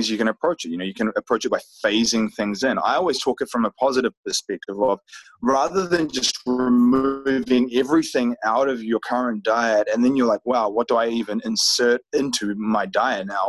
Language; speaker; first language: English; native; English